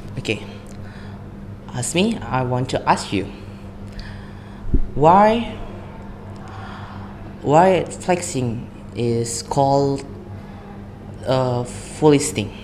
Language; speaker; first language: English; non-native, learner; Indonesian